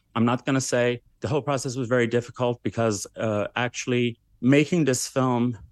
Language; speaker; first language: English; early bilingual, other home language; Armenian